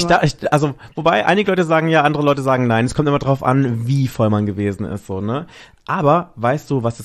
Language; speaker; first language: German; native; German